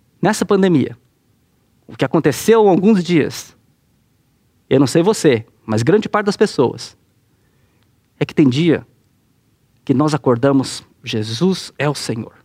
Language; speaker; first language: Portuguese; native; Portuguese